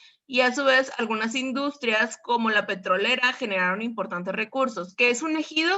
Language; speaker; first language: Spanish; native; Spanish